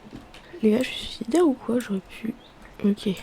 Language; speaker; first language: French; native; French